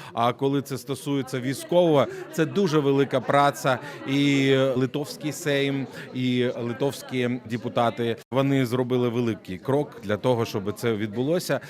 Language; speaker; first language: Ukrainian; non-native, fluent; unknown